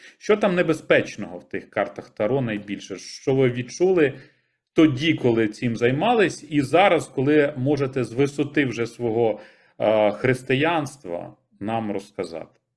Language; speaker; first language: Ukrainian; native; Ukrainian